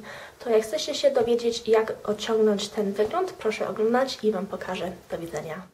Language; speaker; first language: Polish; early bilingual, heritage; Polish